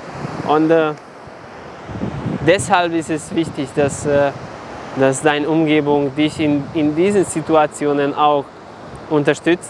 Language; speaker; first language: German; non-native, fluent; Serbian